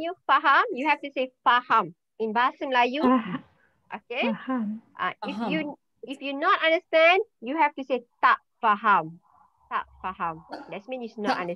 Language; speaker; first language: English; non-native, learner; Malay